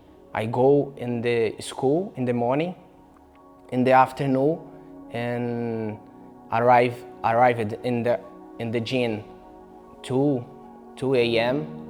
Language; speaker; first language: English; non-native, learner; Portuguese